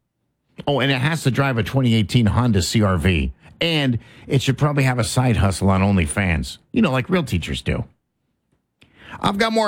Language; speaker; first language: English; native; English